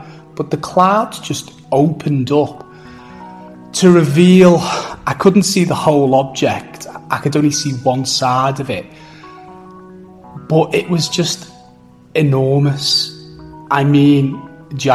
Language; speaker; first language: English; native; English